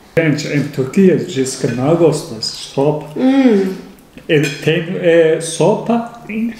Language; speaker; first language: Portuguese; non-native, learner; Turkish